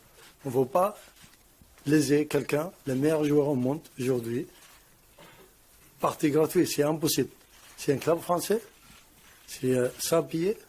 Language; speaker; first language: French; non-native, learner; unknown